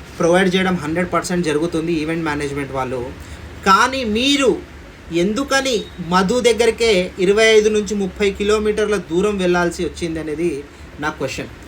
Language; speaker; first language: Telugu; non-native, local second language; Lambadi